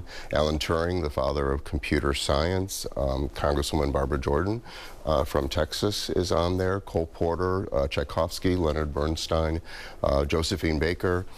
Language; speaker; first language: English; native; English